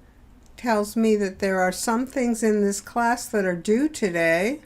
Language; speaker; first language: English; native; English